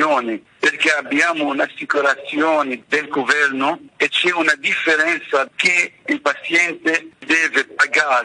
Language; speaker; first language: Italian; non-native, fluent; Arabic